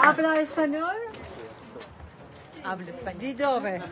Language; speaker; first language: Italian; non-native, learner; French